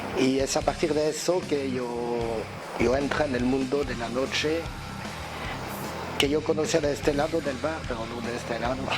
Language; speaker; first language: Spanish; non-native, learner; French